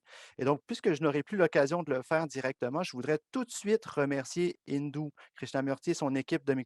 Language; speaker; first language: French; native; French